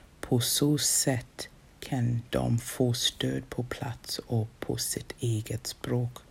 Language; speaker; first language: Swedish; non-native, fluent; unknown